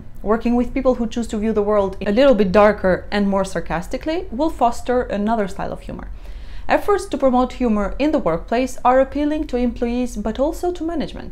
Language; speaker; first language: English; non-native, fluent; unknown